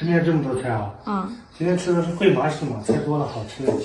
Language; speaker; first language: Chinese; native; Chinese